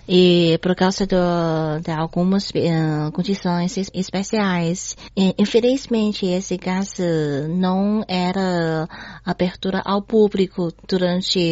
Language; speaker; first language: Portuguese; non-native, learner; Chinese